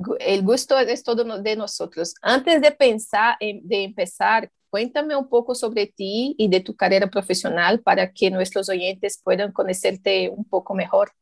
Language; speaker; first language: Spanish; non-native, fluent; Portuguese